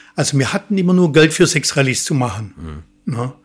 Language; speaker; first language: German; native; German